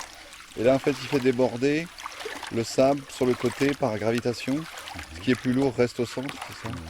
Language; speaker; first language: French; native; French